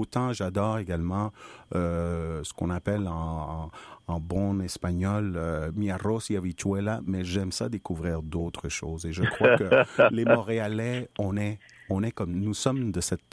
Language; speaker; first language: French; non-native, fluent; Spanish